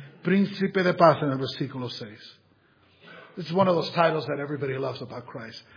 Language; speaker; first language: English; native; English